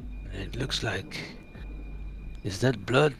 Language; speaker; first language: English; non-native, fluent; French